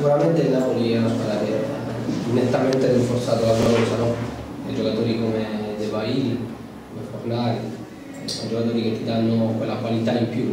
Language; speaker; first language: Italian; native; Italian